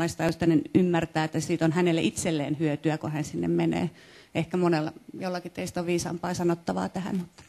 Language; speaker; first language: Finnish; native; Finnish